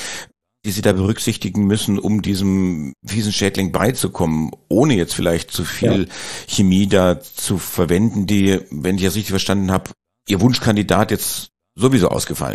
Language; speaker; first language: German; native; German